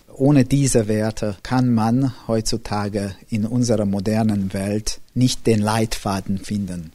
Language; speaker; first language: German; non-native, local second language; Hungarian